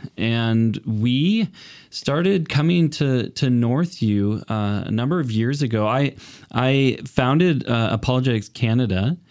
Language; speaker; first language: English; native; English